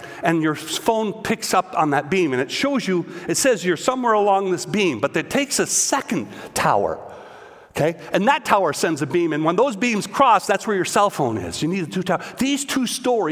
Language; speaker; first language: English; native; English